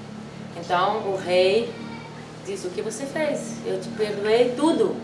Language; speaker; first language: Portuguese; non-native, fluent; Dutch